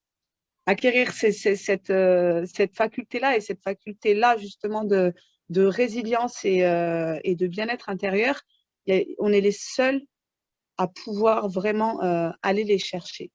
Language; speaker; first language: French; native; French